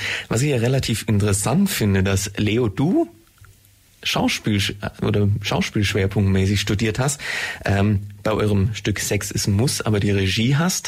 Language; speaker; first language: German; native; German